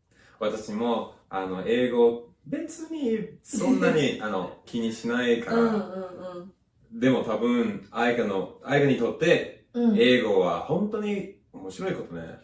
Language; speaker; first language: Japanese; non-native, learner; English